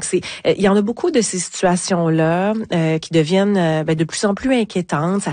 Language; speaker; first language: French; native; French